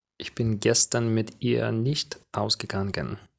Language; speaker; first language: German; non-native, fluent; Ukrainian